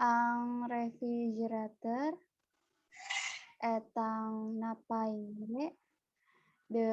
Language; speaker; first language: French; non-native, learner; Indonesian